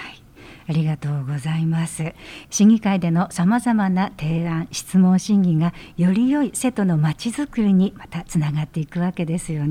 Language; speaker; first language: Japanese; native; Japanese